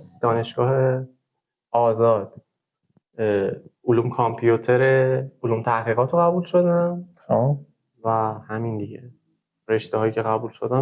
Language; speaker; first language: Persian; native; Persian